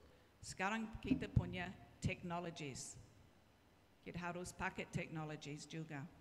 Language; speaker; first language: Indonesian; non-native, learner; English